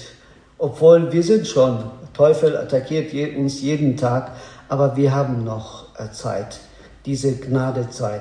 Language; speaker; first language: German; non-native, learner; Azerbaijani